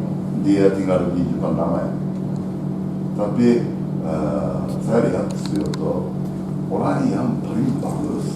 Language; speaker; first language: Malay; non-native, learner; Japanese